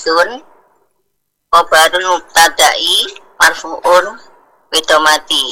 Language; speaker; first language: Arabic; non-native, learner; Indonesian